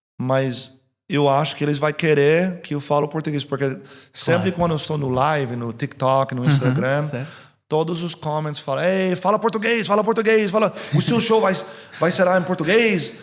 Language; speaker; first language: Portuguese; early bilingual, heritage; English